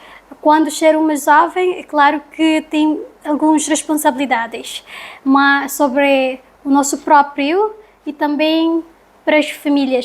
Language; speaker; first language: Portuguese; non-native, learner; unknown